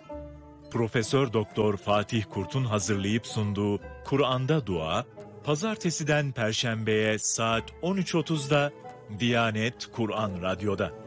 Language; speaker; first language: Turkish; native; Turkish